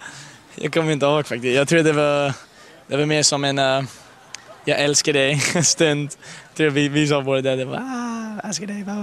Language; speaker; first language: Swedish; early bilingual, heritage; English